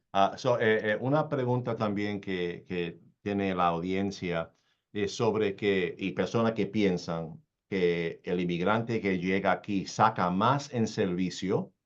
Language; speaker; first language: Spanish; early bilingual, heritage; Spanish